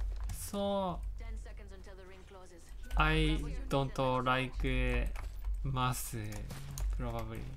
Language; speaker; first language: English; non-native, learner; Japanese